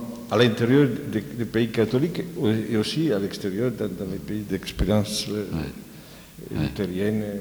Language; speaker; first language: French; non-native, fluent; Italian